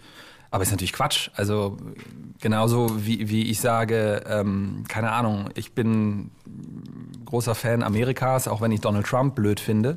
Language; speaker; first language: German; native; German